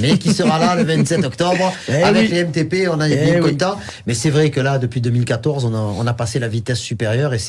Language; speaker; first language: French; native; French